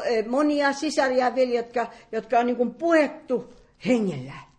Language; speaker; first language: Finnish; native; Finnish